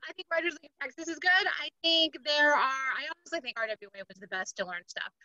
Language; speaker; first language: English; native; English